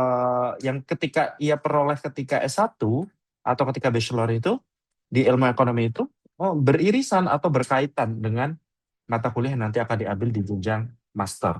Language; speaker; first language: Indonesian; native; Indonesian